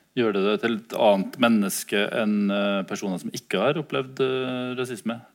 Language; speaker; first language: Norwegian; native; Norwegian